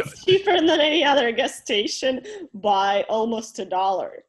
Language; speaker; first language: English; non-native, fluent; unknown